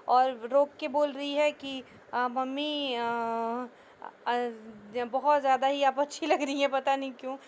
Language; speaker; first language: Hindi; native; Hindi